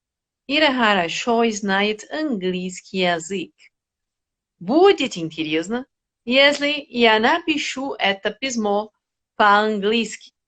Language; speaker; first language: Russian; non-native, learner; Portuguese